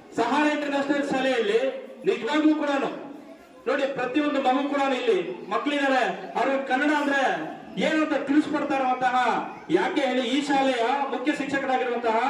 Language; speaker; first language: Kannada; non-native, local second language; Urdu